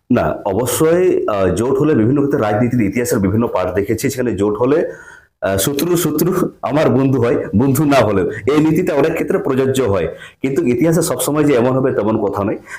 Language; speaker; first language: Bangla; non-native, local second language; Santali